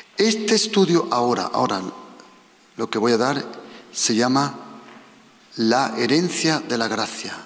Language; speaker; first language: Spanish; non-native, fluent; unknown